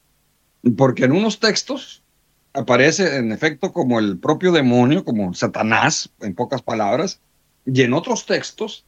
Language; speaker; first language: Spanish; native; Spanish